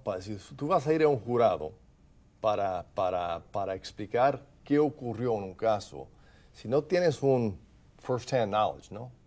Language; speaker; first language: Spanish; non-native, fluent; English